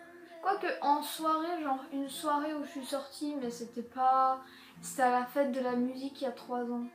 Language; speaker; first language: French; native; French